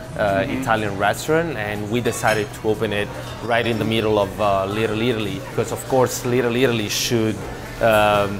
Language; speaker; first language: English; non-native, fluent; Italian